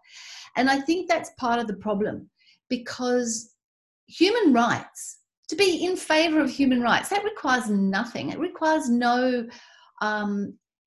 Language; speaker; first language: English; native; English